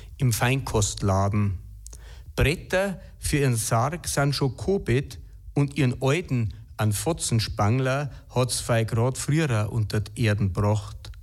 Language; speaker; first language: German; native; German